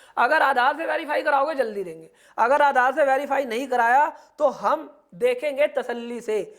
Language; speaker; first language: Hindi; native; Hindi